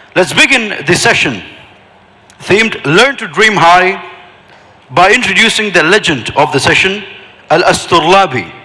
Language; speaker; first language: English; non-native, local second language; Malayalam